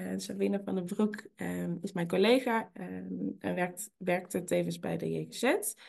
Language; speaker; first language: Dutch; native; Dutch